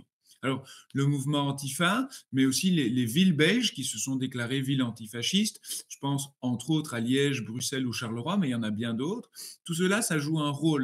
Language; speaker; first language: French; native; French